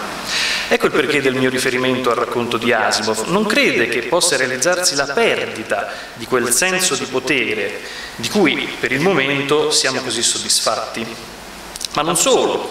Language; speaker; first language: Italian; native; Italian